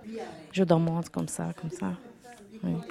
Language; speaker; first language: French; non-native, learner; Arabic